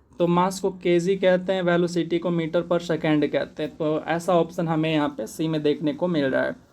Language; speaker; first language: Hindi; native; Hindi